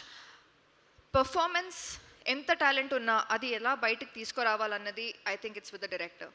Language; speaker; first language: Telugu; non-native, fluent; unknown